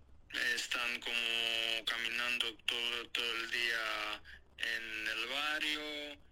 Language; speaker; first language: Spanish; non-native, fluent; Greek